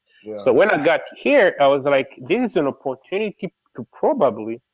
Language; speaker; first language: English; non-native, local second language; Kinyarwanda